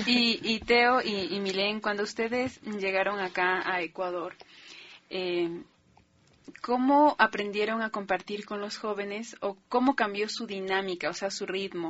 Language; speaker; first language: Spanish; native; Spanish